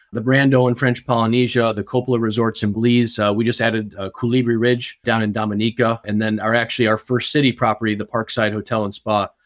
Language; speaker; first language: English; native; English